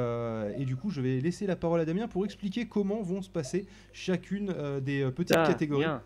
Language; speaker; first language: French; native; French